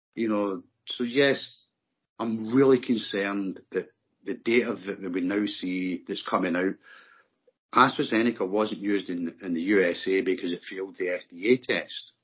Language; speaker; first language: English; native; English